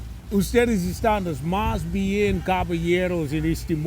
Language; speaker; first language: Spanish; non-native, learner; English